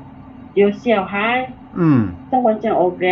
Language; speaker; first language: Cantonese; non-native, learner; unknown